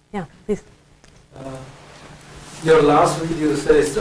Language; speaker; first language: English; non-native, fluent; Turkish